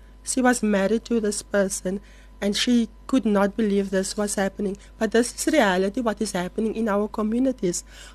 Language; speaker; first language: English; non-native, local second language; Afrikaans